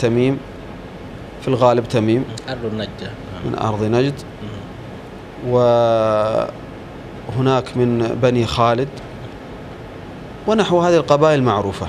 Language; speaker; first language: Arabic; native; Arabic